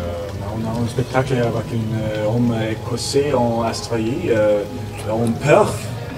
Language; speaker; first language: French; non-native, learner; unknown